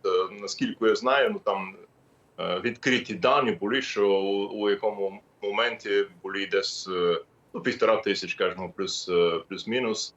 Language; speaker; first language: Ukrainian; non-native, fluent; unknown